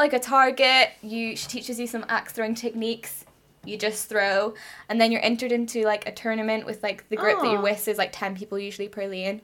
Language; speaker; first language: English; native; English